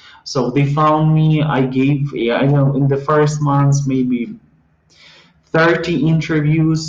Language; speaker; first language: English; non-native, fluent; Ukrainian